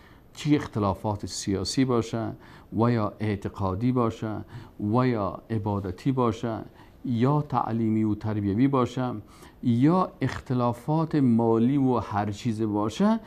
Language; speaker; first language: Persian; native; Persian